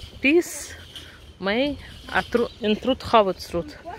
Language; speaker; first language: English; non-native, learner; Russian